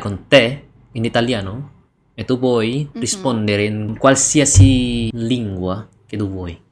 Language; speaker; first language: Italian; non-native, learner; Indonesian